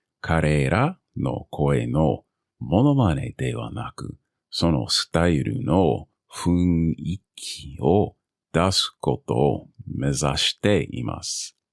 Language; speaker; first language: Japanese; non-native, learner; English